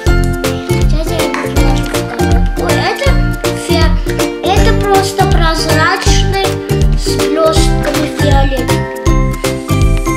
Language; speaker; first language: Russian; early bilingual, heritage; Russian